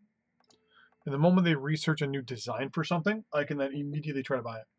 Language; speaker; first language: English; native; English